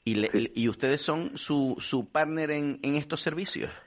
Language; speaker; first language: Spanish; native; Spanish